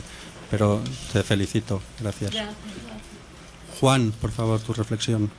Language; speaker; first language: Spanish; native; Spanish